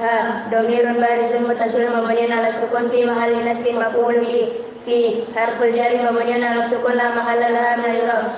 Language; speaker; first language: Arabic; non-native, learner; Indonesian